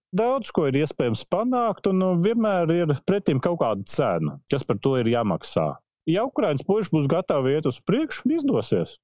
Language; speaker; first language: Latvian; native; Latvian